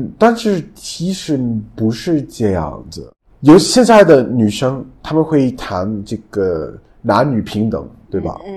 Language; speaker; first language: Chinese; non-native, fluent; English